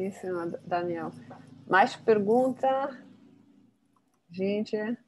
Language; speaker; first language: Portuguese; non-native, fluent; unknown